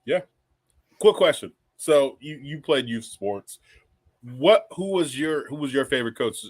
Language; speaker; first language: English; native; English